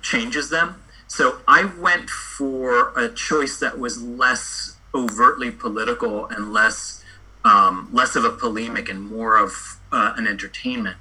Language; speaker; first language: English; native; English